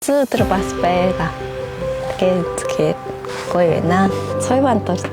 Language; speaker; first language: Mongolian; non-native, learner; Japanese